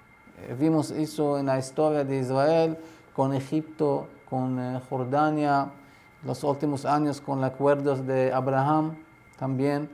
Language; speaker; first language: Spanish; non-native, learner; Arabic